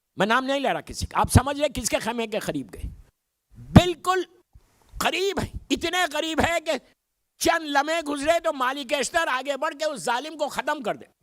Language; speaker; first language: Urdu; native; Urdu